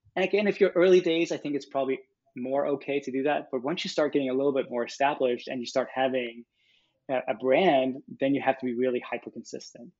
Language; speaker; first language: English; non-native, fluent; Danish